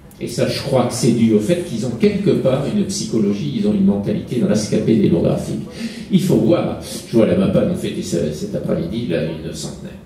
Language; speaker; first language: French; native; French